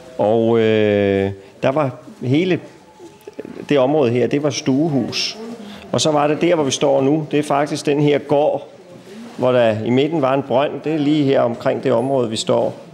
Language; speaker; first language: Danish; native; Danish